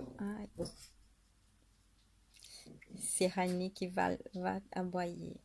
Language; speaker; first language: French; non-native, fluent; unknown